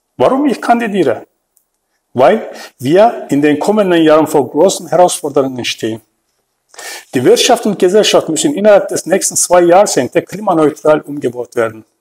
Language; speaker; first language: German; non-native, fluent; Turkish